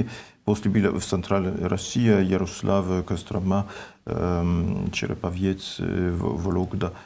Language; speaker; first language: Russian; non-native, learner; French